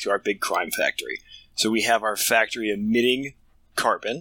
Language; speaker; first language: English; native; English